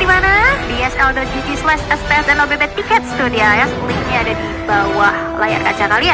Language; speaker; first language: Indonesian; native; Indonesian